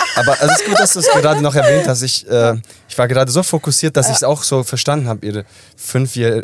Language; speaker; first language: German; early bilingual, other home language; Italian